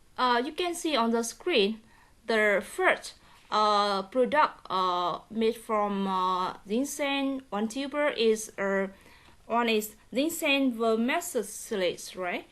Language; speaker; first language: English; non-native, learner; Vietnamese